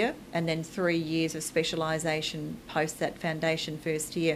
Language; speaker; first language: English; native; English